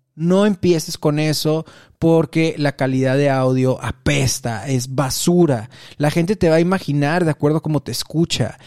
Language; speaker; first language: Spanish; native; Spanish